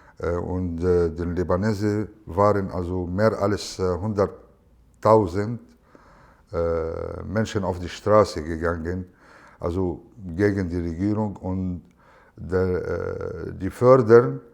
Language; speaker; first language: German; non-native, fluent; Arabic